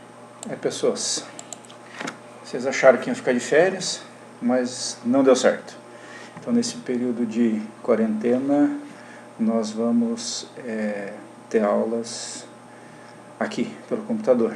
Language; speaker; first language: Portuguese; native; Portuguese